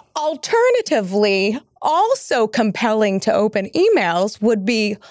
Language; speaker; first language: English; native; English